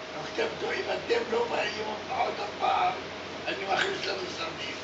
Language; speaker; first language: Hebrew; non-native, learner; Arabic